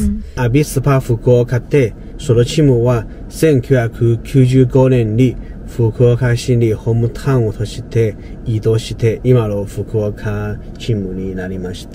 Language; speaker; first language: Japanese; non-native, learner; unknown